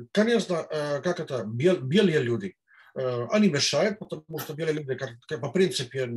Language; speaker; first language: Russian; non-native, fluent; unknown